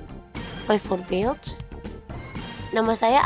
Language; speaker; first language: Dutch; non-native, learner; Indonesian